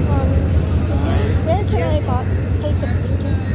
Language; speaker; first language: English; non-native, fluent; Korean